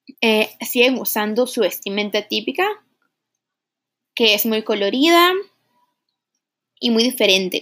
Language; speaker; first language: Spanish; early bilingual, heritage; Spanish